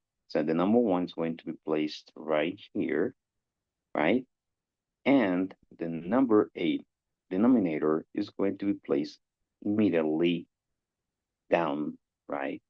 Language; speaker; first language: English; non-native, fluent; Spanish